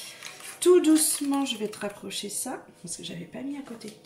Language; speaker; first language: French; native; French